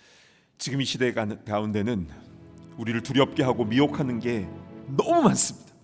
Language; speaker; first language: Korean; native; Korean